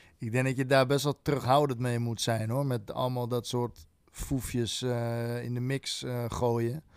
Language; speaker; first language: Dutch; native; Dutch